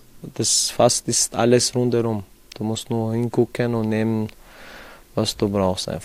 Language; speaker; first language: German; non-native, fluent; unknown